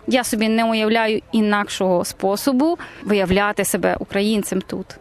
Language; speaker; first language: Ukrainian; native; Ukrainian